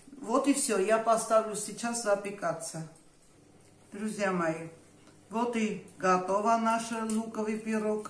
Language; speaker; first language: Russian; non-native, fluent; Armenian